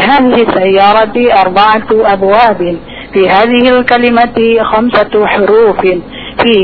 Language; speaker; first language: Arabic; non-native, learner; Indonesian